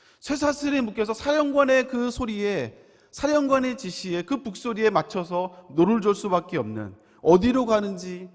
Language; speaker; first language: Korean; native; Korean